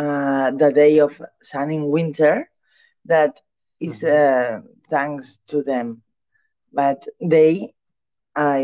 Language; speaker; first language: English; non-native, learner; Catalan